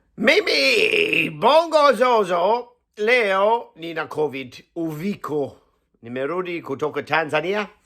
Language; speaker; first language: Swahili; non-native, fluent; English